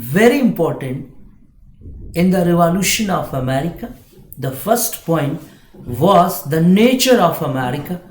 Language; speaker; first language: English; non-native, local second language; Hindi